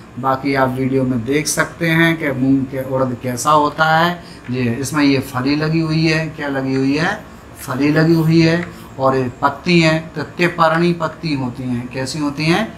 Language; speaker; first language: Hindi; native; Hindi